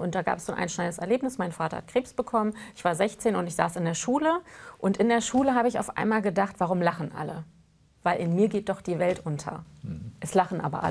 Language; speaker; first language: German; native; German